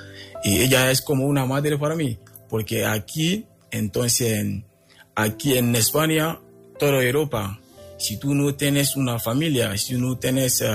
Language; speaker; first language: Spanish; non-native, local second language; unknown